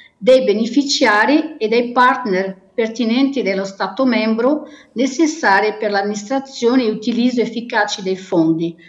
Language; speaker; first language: Italian; non-native, fluent; Portuguese